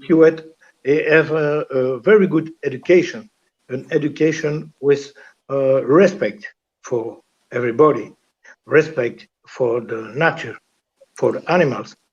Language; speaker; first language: English; non-native, learner; French